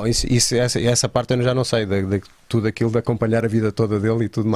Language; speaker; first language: Portuguese; native; Portuguese